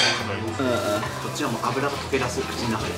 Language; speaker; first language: Japanese; native; Japanese